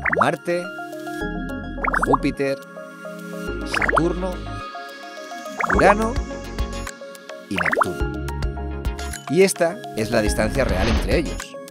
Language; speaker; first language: Spanish; native; Spanish